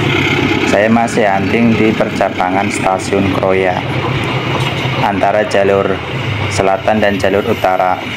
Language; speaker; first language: Indonesian; native; Indonesian